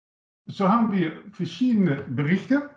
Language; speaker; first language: German; non-native, learner; Dutch